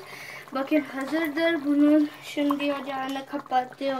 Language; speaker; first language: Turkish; non-native, learner; Urdu